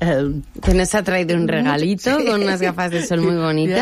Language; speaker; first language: Spanish; native; Spanish